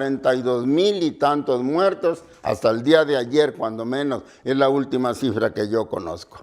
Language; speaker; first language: Spanish; native; Spanish